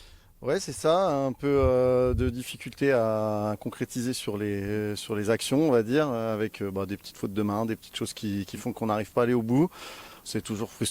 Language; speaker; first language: French; native; French